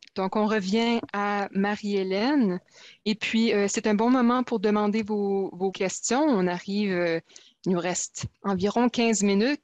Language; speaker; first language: French; native; French